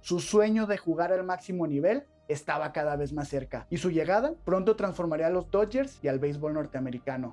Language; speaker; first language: Spanish; native; Spanish